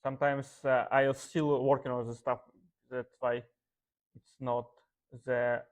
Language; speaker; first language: English; non-native, learner; Russian